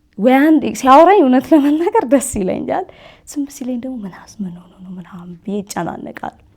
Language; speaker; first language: Amharic; native; Amharic